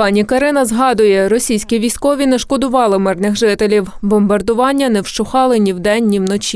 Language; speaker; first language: Ukrainian; native; Ukrainian